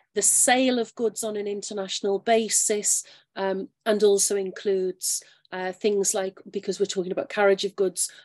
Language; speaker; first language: English; native; English